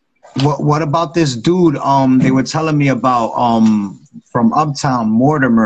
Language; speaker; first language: English; native; English